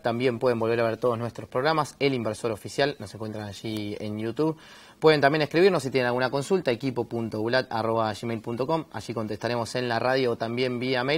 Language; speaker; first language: Spanish; native; Spanish